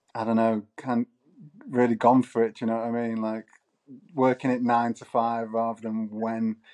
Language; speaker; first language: English; native; English